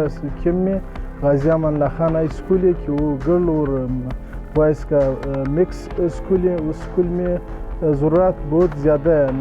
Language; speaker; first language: Hindi; non-native, learner; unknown